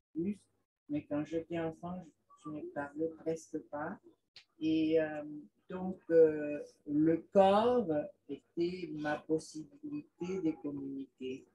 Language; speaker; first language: French; non-native, fluent; Spanish